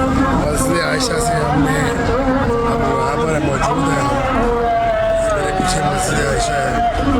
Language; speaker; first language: Urdu; native; Urdu